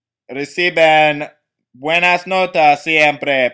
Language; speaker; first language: Spanish; non-native, learner; English